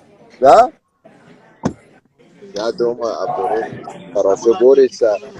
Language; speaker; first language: Russian; non-native, learner; Tajik